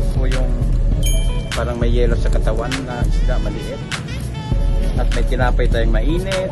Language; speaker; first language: Filipino; non-native, local second language; Waray